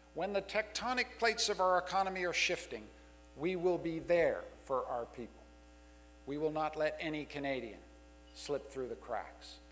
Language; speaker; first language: English; native; English